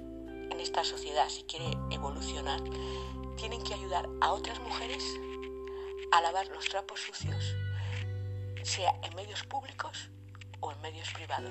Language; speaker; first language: Spanish; native; Spanish